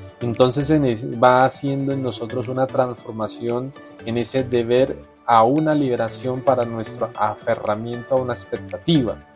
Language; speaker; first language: Spanish; native; Spanish